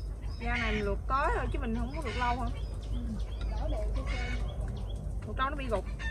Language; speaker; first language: Vietnamese; native; Vietnamese